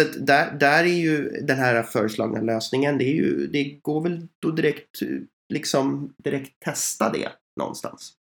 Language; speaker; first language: Swedish; native; Swedish